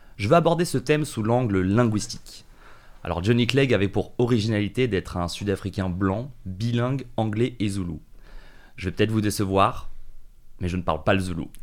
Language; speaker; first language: French; early bilingual, other home language; English